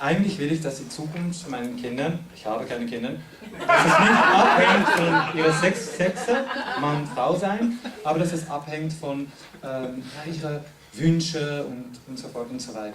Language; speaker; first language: German; non-native, fluent; French